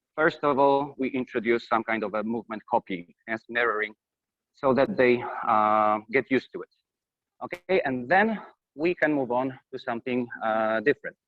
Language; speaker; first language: English; non-native, fluent; Polish